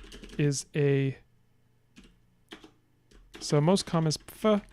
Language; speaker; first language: English; native; English